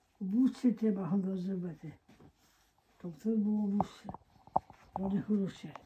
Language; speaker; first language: Ukrainian; native; Ukrainian